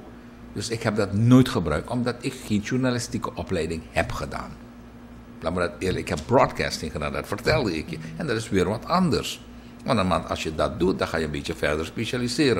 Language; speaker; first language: Dutch; native; Dutch